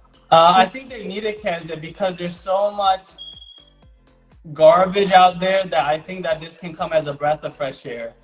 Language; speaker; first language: English; non-native, fluent; Portuguese